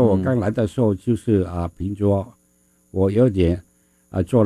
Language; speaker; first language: Chinese; non-native, fluent; Min Nan Chinese